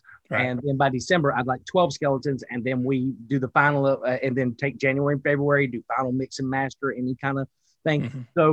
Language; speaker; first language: English; native; English